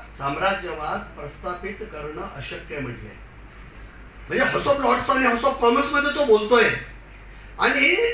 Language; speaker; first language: Marathi; non-native, local second language; Lambadi